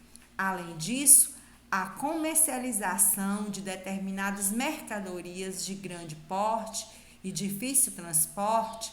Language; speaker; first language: Portuguese; native; Portuguese